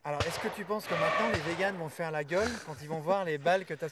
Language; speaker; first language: French; native; French